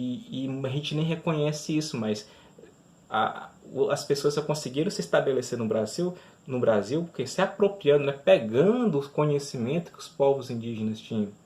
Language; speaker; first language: Portuguese; native; Portuguese